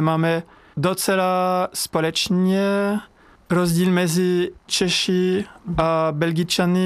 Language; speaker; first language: Czech; non-native, learner; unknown